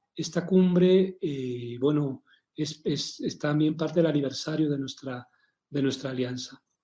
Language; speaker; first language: Spanish; native; Spanish